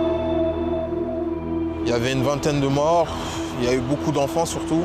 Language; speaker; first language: French; early bilingual, other home language; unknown